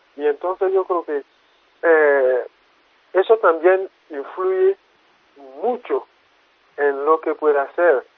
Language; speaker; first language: Spanish; non-native, fluent; French